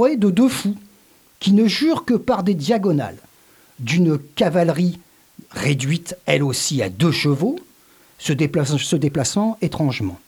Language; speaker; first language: French; native; French